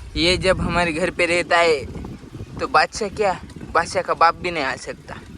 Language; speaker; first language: Hindi; non-native, local second language; Marathi